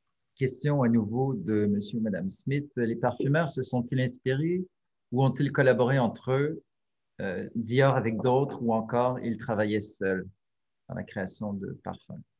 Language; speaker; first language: French; native; French